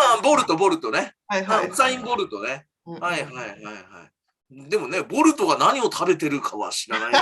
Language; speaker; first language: Japanese; native; Japanese